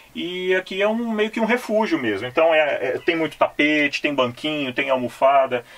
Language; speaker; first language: Portuguese; native; Portuguese